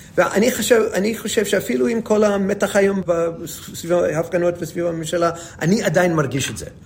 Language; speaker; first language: Hebrew; non-native, fluent; English